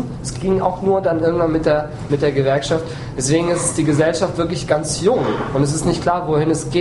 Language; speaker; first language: German; native; German